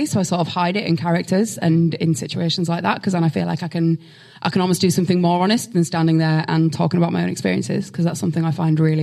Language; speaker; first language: English; native; English